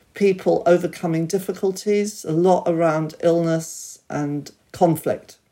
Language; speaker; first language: English; native; English